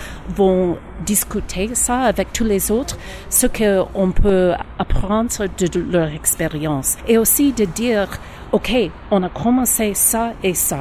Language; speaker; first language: French; non-native, learner; English